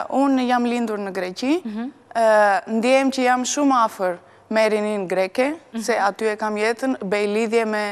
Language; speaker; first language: Albanian; early bilingual, heritage; Albanian